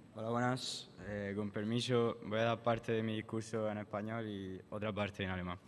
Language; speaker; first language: Spanish; native; Spanish